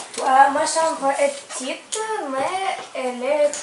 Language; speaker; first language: French; non-native, learner; Ukrainian